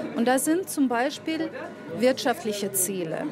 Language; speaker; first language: German; non-native, fluent; Russian